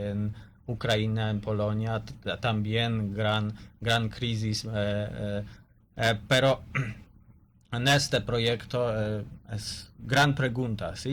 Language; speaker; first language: Spanish; non-native, learner; Polish